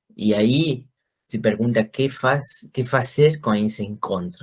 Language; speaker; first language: Portuguese; non-native, fluent; Spanish